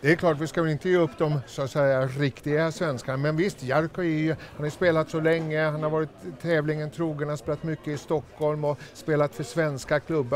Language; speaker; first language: Swedish; native; Swedish